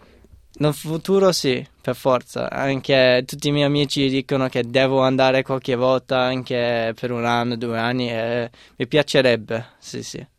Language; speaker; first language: Italian; non-native, fluent; English